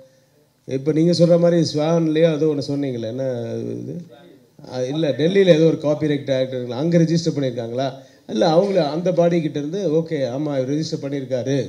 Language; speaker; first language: Tamil; native; Tamil